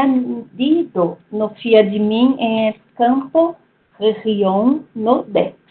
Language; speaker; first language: Spanish; non-native, fluent; Portuguese